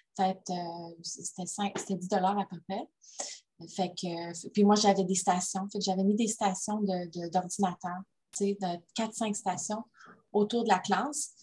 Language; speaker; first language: French; native; French